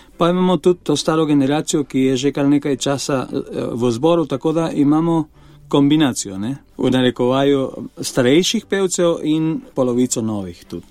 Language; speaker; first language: Slovenian; non-native, fluent; Spanish